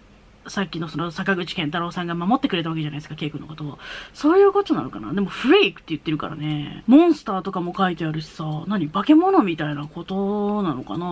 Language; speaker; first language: Japanese; native; Japanese